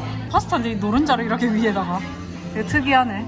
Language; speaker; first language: Korean; native; Korean